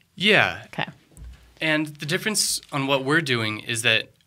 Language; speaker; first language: English; native; English